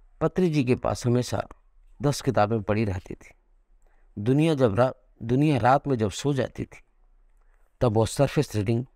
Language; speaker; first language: Hindi; non-native, local second language; Kannada